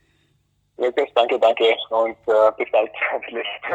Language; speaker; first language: German; early bilingual, other home language; Greek